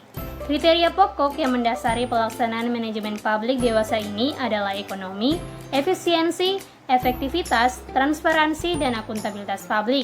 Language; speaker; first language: Indonesian; native; Indonesian